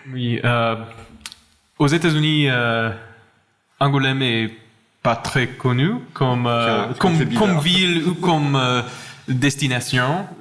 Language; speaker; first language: French; non-native, fluent; English